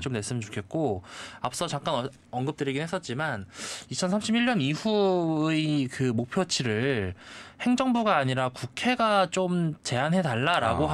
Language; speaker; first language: Korean; native; Korean